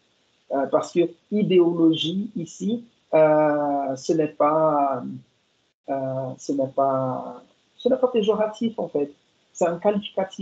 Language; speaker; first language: French; non-native, fluent; Portuguese